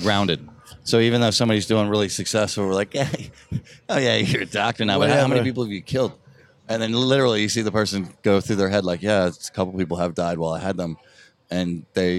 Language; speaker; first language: English; native; English